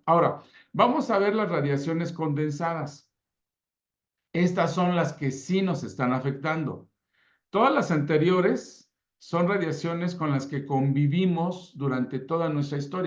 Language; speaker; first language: Spanish; native; Spanish